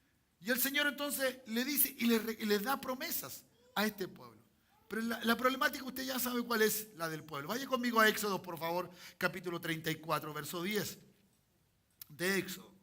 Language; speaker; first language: Spanish; native; Spanish